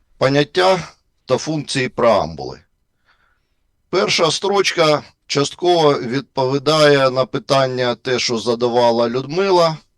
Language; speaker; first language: Ukrainian; non-native, local second language; Russian